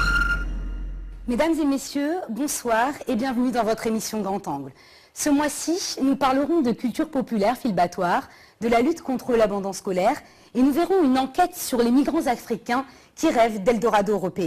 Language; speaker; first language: French; non-native, local second language; Arabic